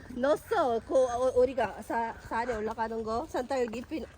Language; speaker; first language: Korean; non-native, learner; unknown